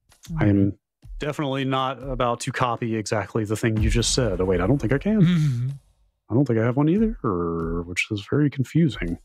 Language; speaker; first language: English; native; English